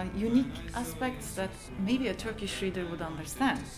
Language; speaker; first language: English; non-native, fluent; Turkish